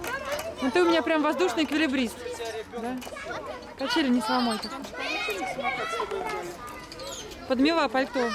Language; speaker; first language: Russian; native; Russian